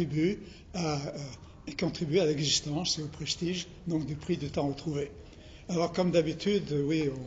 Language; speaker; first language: French; native; French